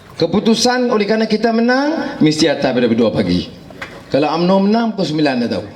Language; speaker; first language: Malay; native; Malay